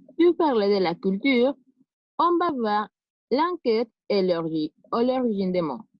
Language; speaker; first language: French; non-native, fluent; Spanish